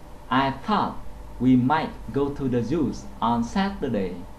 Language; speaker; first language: English; non-native, fluent; Vietnamese